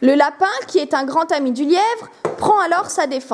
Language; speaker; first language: French; native; French